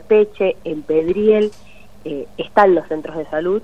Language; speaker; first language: Spanish; native; Spanish